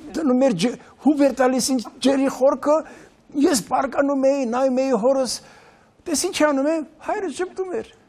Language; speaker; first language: Armenian; early bilingual, heritage; Armenian